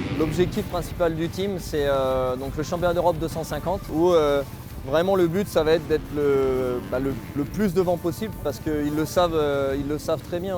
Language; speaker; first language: French; native; French